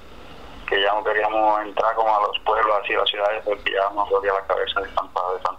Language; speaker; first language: Spanish; native; Spanish